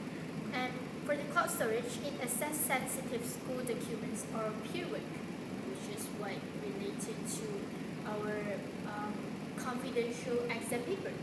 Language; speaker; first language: English; non-native, local second language; Malay